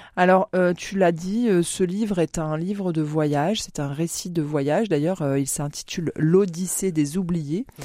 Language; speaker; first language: French; native; French